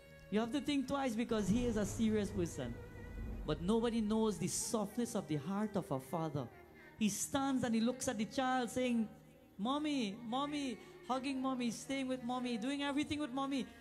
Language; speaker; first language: English; native; English